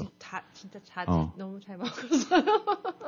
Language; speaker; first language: Korean; non-native, learner; English